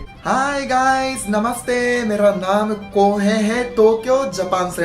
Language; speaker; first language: Hindi; non-native, learner; Japanese